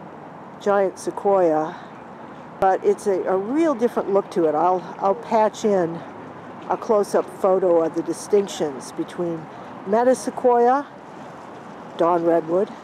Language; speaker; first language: English; native; English